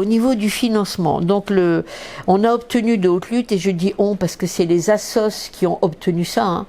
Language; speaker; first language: French; native; French